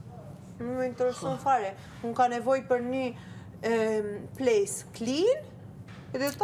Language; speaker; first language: Albanian; early bilingual, heritage; Albanian